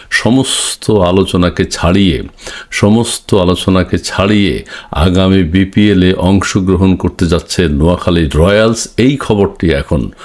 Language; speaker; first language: Bangla; native; Bangla